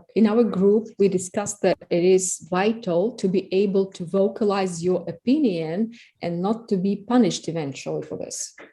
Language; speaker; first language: English; non-native, fluent; Russian